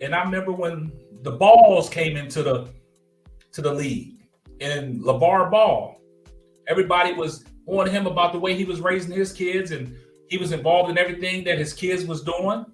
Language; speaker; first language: English; native; English